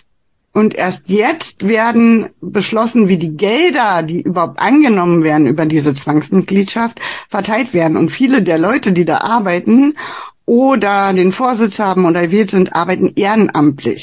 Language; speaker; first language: German; native; German